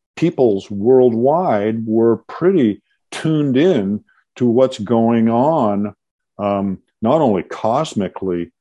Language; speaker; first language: English; native; English